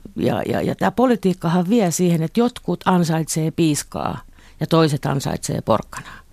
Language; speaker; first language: Finnish; native; Finnish